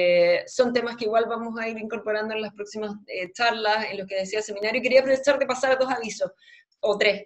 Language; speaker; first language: Spanish; native; Spanish